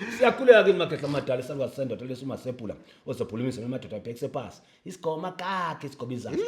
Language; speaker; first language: Zulu; native; Zulu